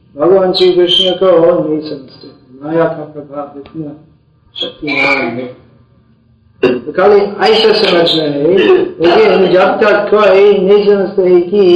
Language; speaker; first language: Hindi; non-native, fluent; English